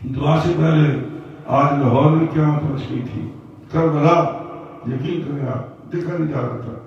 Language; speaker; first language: Urdu; non-native, local second language; Punjabi